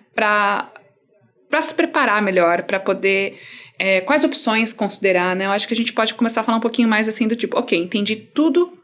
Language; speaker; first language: Portuguese; native; Portuguese